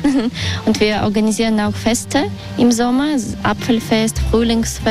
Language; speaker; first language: German; non-native, learner; Russian